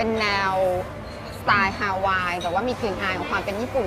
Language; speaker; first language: Thai; native; Thai